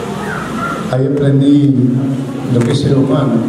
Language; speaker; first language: Spanish; native; Spanish